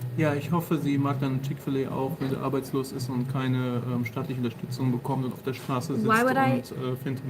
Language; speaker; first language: German; native; German